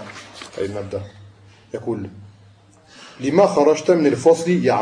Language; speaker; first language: Arabic; non-native, fluent; French